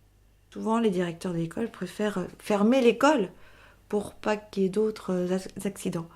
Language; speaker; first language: French; native; French